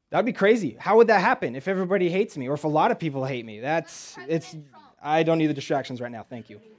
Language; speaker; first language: English; early bilingual, other home language; Russian